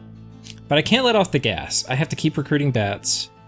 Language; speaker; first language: English; native; English